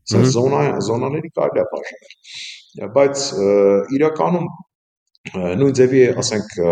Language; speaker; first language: Armenian; native; Armenian